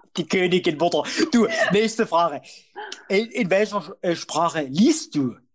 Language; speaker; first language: German; native; German